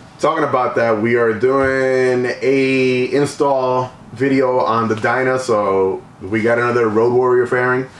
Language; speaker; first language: English; native; English